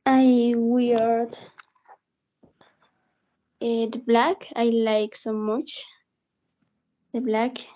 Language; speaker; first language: English; non-native, learner; Spanish